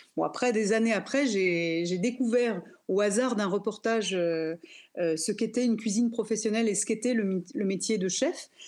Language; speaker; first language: French; native; French